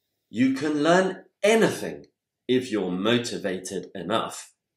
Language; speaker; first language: English; native; English